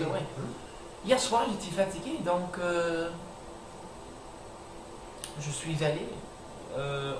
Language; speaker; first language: French; non-native, learner; English